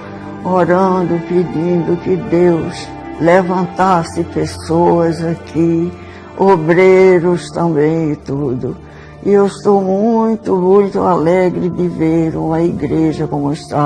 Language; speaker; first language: Portuguese; early bilingual, other home language; Swedish